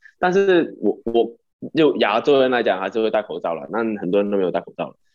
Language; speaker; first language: Chinese; non-native, local second language; Cantonese